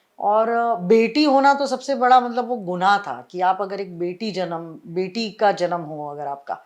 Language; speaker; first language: Hindi; non-native, local second language; Marwari